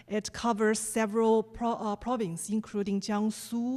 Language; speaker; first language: English; non-native, fluent; Chinese